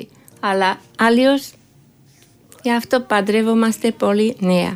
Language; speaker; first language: Greek; non-native, fluent; Georgian